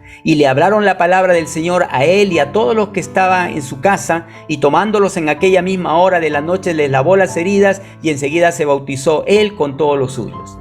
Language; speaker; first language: Spanish; native; Spanish